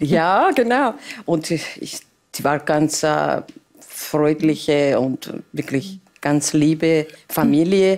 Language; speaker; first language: German; non-native, learner; Persian